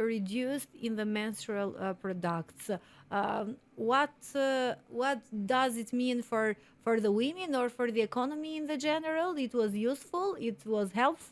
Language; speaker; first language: English; non-native, fluent; Albanian